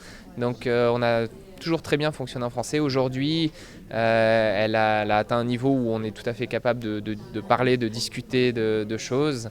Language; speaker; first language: French; native; French